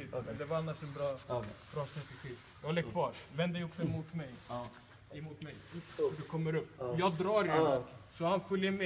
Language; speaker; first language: Swedish; native; Swedish